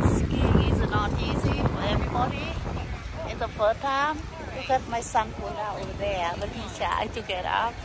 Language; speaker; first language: English; non-native, learner; Vietnamese